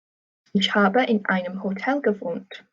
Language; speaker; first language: German; non-native, fluent; English